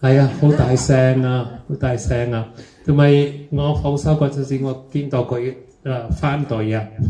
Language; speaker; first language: Cantonese; early bilingual, heritage; Cantonese